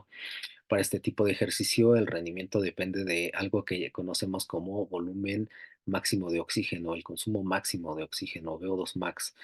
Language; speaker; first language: Spanish; native; Spanish